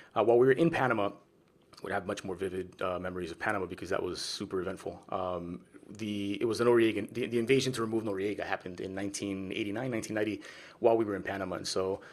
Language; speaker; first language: English; early bilingual, other home language; Spanish